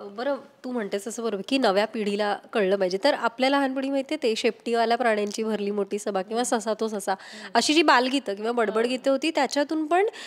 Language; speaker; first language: Marathi; native; Marathi